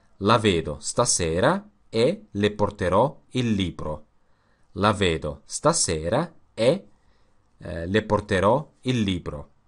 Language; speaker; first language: Italian; non-native, learner; Russian